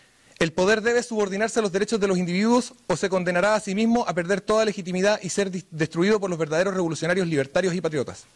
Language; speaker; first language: Spanish; native; Spanish